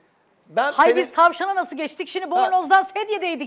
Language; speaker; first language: Turkish; native; Turkish